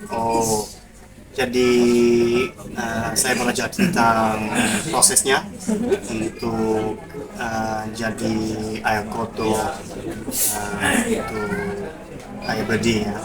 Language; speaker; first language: Indonesian; non-native, learner; English